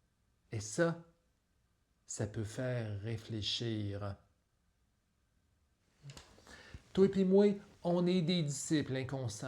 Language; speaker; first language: French; native; French